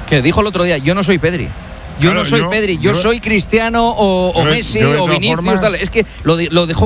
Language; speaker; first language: Spanish; native; Spanish